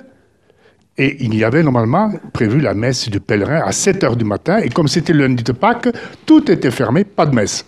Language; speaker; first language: French; native; French